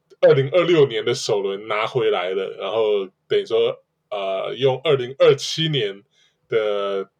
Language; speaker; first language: Chinese; native; Chinese